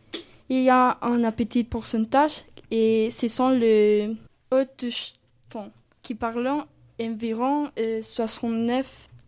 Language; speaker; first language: French; non-native, learner; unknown